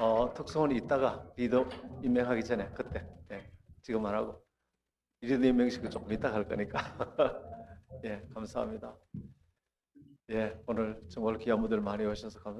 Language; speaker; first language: Korean; native; Korean